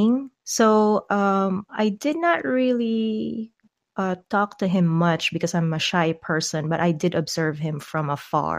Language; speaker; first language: English; non-native, local second language; Filipino